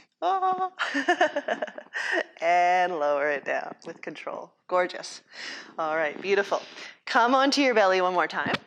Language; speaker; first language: English; native; English